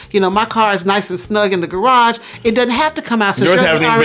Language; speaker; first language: English; native; English